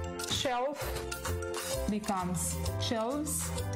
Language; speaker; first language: English; non-native, fluent; Romanian